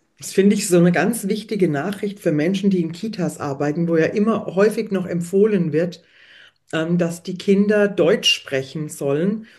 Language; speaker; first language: German; native; German